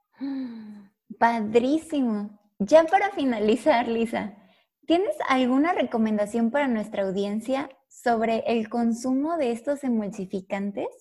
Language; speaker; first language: Spanish; native; Spanish